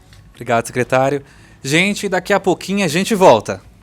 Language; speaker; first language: Portuguese; native; Portuguese